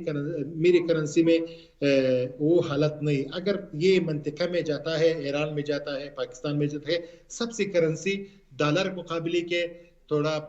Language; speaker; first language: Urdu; non-native, learner; Pashto